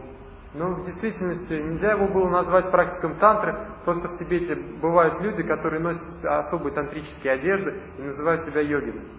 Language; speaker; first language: Russian; native; Russian